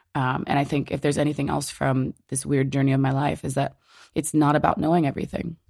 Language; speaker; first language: English; native; English